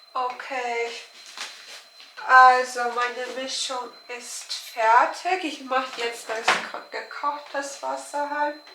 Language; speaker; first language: German; non-native, learner; Turkish